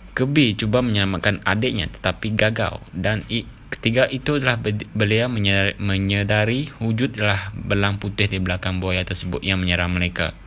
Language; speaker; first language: Malay; non-native, local second language; Iban